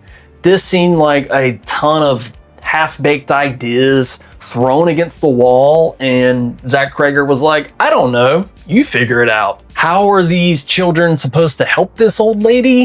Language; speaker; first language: English; native; English